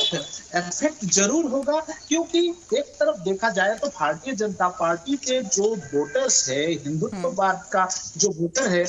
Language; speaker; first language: Hindi; non-native, local second language; Assamese